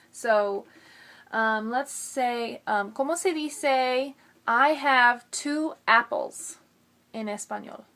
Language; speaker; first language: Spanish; non-native, fluent; English